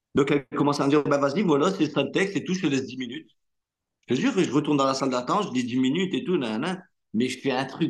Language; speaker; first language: French; non-native, local second language; Arabic